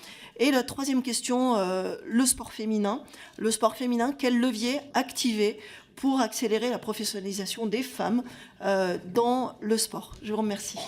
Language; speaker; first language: French; native; French